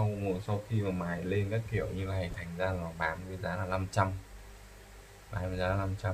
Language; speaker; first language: Vietnamese; native; Vietnamese